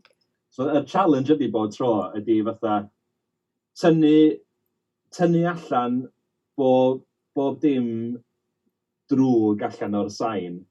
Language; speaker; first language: Welsh; native; Welsh